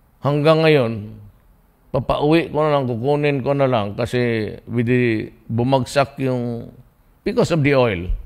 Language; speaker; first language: Filipino; non-native, local second language; Cebuano